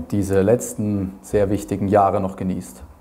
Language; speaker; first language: German; native; German